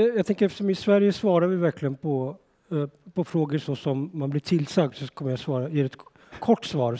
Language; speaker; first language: Swedish; early bilingual, other home language; Urdu